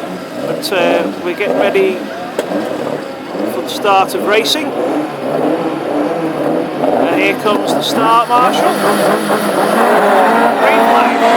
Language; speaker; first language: English; native; English